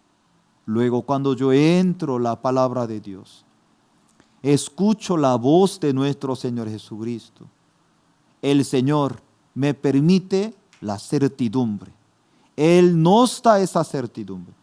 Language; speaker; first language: Spanish; non-native, fluent; Korean